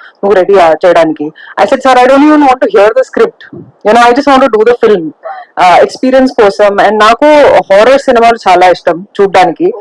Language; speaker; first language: Telugu; non-native, local second language; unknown